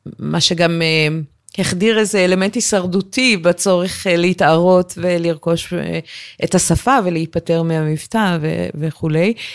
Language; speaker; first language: Hebrew; early bilingual, other home language; Persian